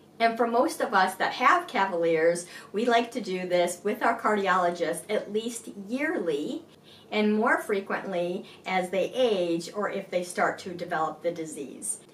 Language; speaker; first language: English; native; English